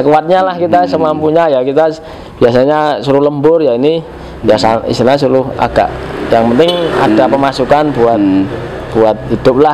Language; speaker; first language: Indonesian; native; Indonesian